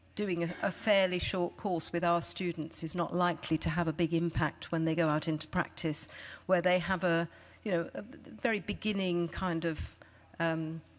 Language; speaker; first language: English; native; English